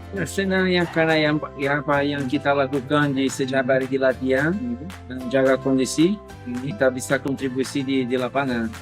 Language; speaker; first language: Indonesian; non-native, fluent; Portuguese